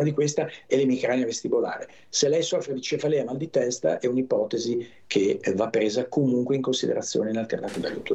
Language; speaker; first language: Italian; native; Italian